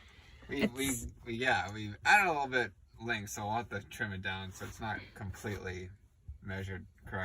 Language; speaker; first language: English; native; English